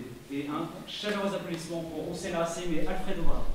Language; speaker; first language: French; native; French